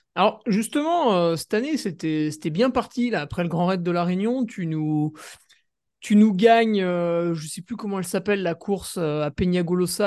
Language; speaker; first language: French; native; French